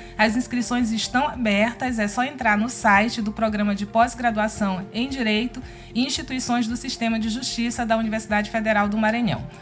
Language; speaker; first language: Portuguese; native; Portuguese